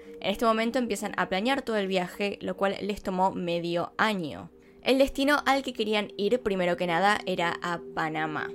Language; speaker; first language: Spanish; native; Spanish